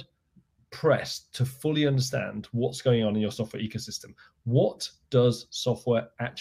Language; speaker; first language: English; native; English